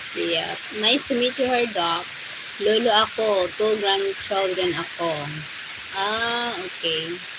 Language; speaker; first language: Filipino; non-native, local second language; Bikol